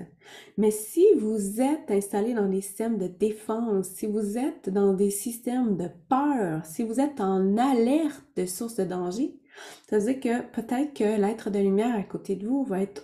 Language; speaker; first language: French; native; French